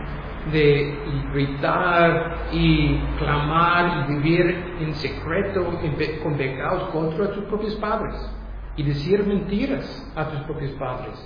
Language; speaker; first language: Spanish; non-native, fluent; English